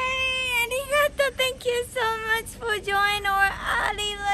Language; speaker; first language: English; non-native, fluent; Japanese